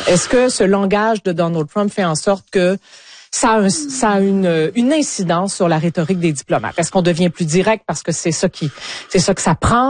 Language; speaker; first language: French; native; French